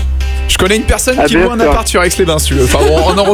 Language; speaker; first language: French; native; French